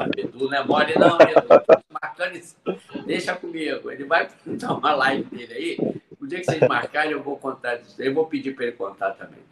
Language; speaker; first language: Portuguese; native; Portuguese